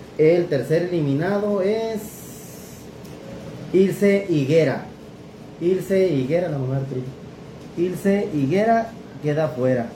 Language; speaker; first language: Spanish; native; Spanish